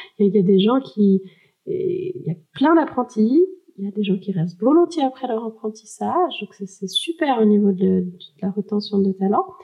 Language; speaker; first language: French; early bilingual, heritage; French